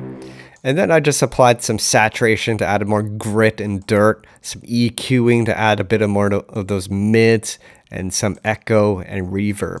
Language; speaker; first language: English; native; English